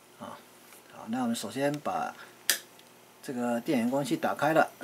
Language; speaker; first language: Chinese; native; Chinese